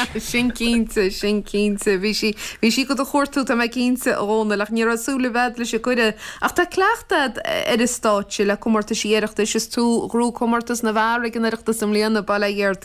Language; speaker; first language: Irish; native; Irish